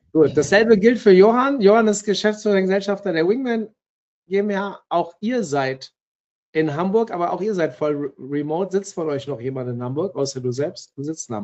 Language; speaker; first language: German; native; German